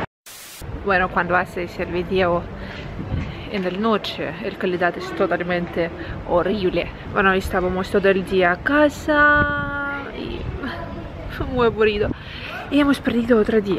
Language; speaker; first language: Spanish; non-native, learner; Russian